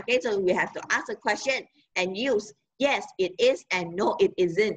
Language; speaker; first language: English; non-native, local second language; Chinese